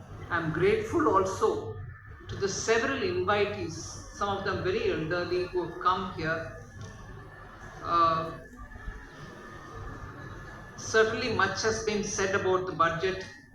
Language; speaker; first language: English; non-native, local second language; Tamil